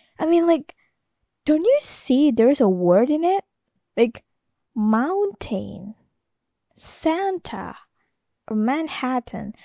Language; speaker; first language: English; non-native, learner; Indonesian